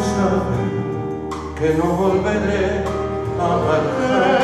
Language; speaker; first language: Spanish; native; Spanish